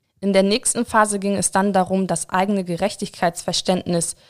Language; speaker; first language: German; native; German